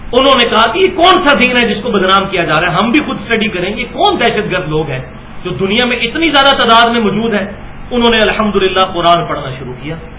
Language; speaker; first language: Urdu; non-native, local second language; Punjabi